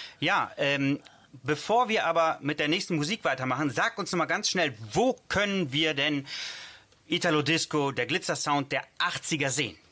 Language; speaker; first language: German; early bilingual, other home language; Italian